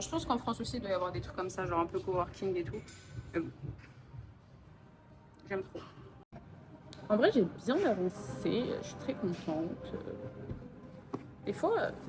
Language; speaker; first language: French; native; French